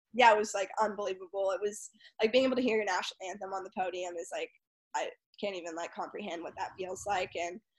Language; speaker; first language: English; native; English